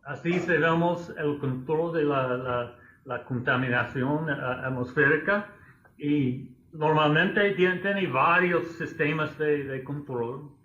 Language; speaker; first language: Spanish; non-native, fluent; English